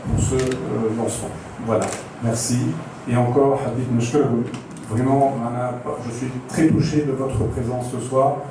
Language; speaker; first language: French; non-native, local second language; Arabic